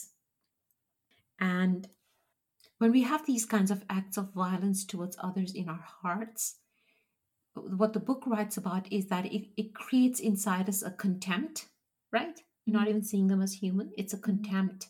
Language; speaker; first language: English; non-native, local second language; Punjabi